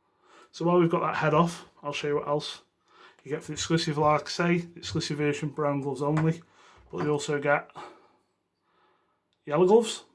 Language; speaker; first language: English; native; English